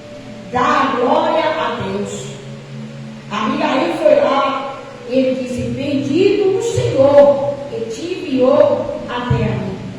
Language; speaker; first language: Portuguese; native; Portuguese